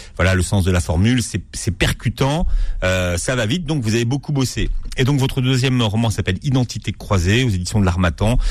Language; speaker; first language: French; native; French